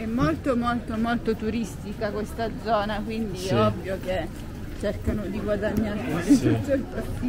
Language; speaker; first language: Italian; native; Italian